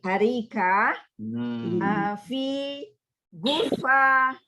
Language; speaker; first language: Arabic; non-native, learner; Malay